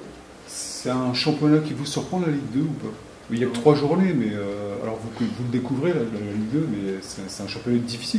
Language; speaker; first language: French; native; French